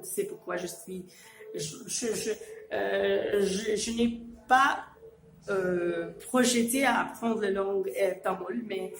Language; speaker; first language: French; non-native, fluent; Urdu